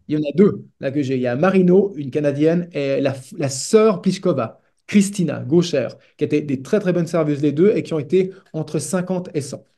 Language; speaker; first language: French; native; French